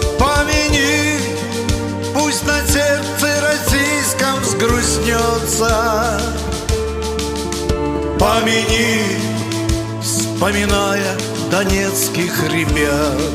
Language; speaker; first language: Russian; native; Russian